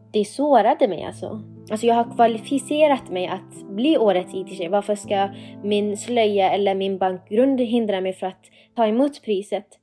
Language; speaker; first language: Swedish; non-native, fluent; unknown